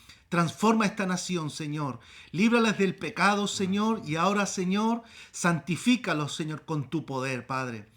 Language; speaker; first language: Spanish; native; Spanish